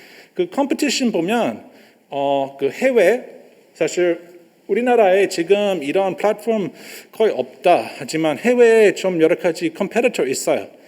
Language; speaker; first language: Korean; non-native, learner; English